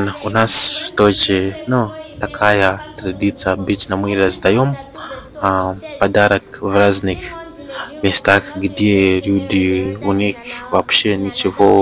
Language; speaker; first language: Russian; non-native, learner; Bemba